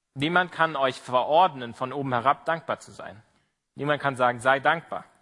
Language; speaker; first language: German; native; German